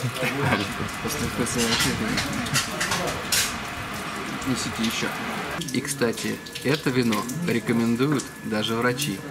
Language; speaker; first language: Russian; native; Russian